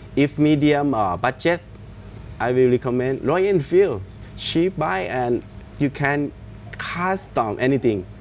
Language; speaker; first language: English; non-native, learner; Thai